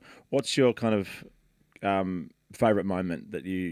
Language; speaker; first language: English; native; English